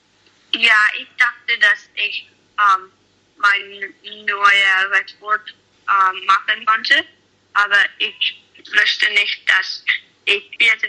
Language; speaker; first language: German; non-native, learner; English